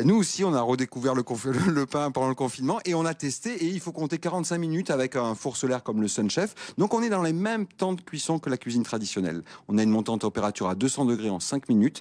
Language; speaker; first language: French; native; French